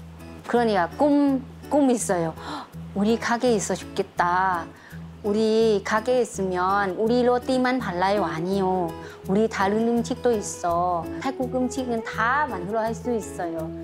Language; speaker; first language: Korean; non-native, learner; Thai